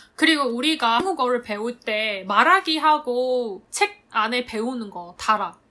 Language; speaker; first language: Korean; non-native, fluent; Chinese